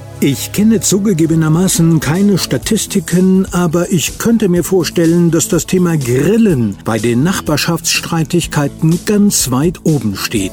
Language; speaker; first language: German; native; German